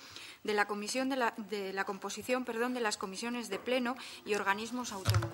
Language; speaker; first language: Spanish; native; Spanish